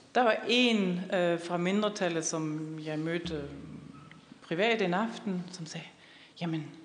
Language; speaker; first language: Danish; non-native, fluent; German